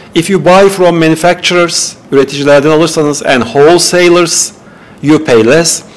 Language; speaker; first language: English; non-native, fluent; Turkish